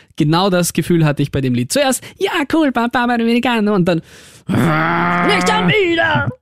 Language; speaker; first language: German; early bilingual, other home language; Russian